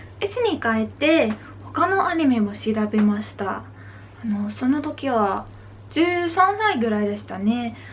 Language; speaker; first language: Japanese; non-native, learner; Dutch